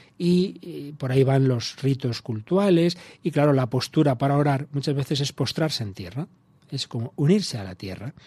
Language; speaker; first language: Spanish; native; Spanish